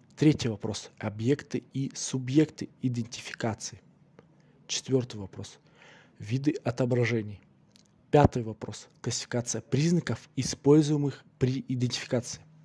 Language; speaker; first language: Russian; non-native, local second language; Kazakh